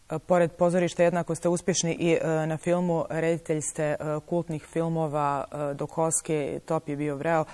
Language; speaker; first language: Serbian; native; Serbian